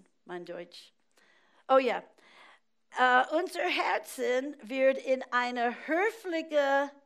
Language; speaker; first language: German; non-native, fluent; English